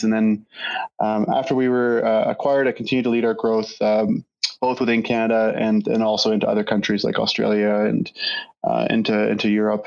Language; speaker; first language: English; native; English